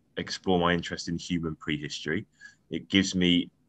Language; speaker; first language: English; native; English